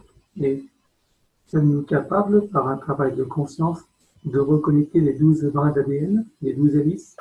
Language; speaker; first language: French; native; French